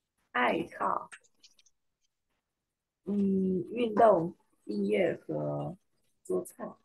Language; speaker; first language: Chinese; non-native, learner; Vietnamese